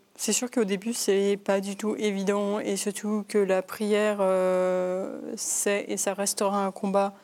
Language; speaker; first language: French; native; French